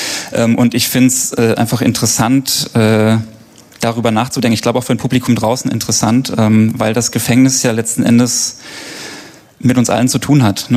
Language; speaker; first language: German; native; German